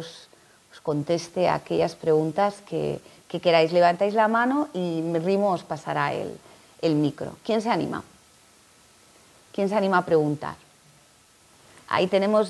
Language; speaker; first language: Spanish; native; Spanish